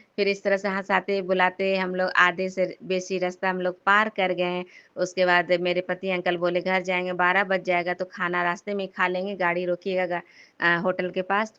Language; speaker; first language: Hindi; native; Hindi